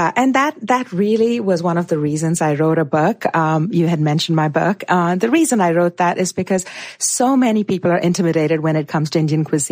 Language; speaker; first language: English; non-native, local second language; Gujarati